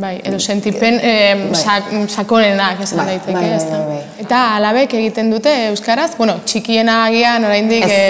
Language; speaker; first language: Basque; non-native, fluent; Spanish